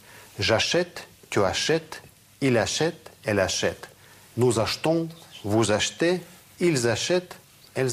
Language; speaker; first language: French; non-native, fluent; Russian